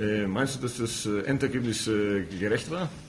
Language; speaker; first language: German; non-native, fluent; Greek